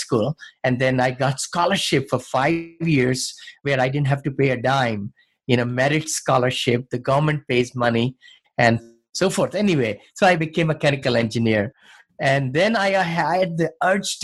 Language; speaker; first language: English; non-native, local second language; Hindi